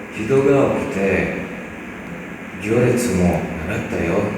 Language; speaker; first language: Japanese; non-native, learner; Indonesian